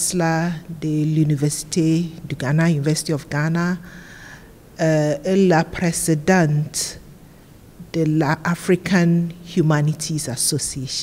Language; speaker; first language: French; non-native, learner; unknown